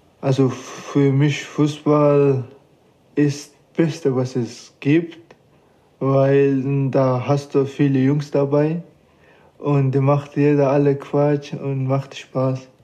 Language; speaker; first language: German; non-native, learner; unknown